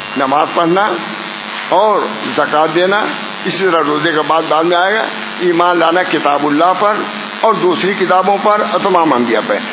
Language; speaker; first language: Urdu; native; Urdu